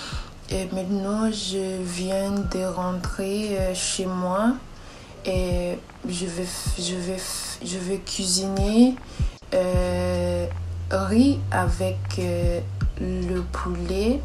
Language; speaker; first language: French; non-native, learner; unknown